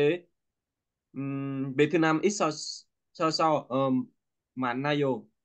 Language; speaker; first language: Korean; non-native, learner; Vietnamese